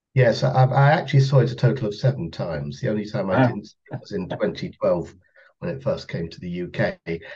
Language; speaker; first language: English; native; English